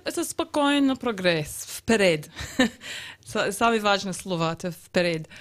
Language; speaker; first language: Russian; non-native, learner; English